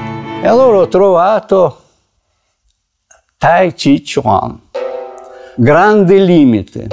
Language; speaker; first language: Italian; non-native, fluent; Russian